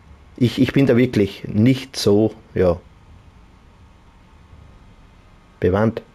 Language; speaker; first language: German; native; German